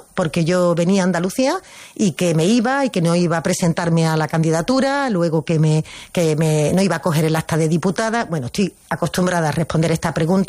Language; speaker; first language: Spanish; native; Spanish